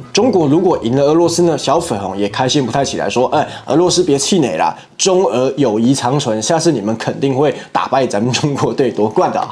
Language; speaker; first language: Chinese; native; Chinese